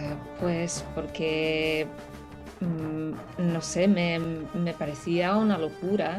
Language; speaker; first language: Spanish; non-native, fluent; Russian